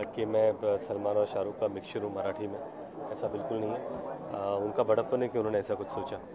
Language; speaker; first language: Hindi; non-native, local second language; Marathi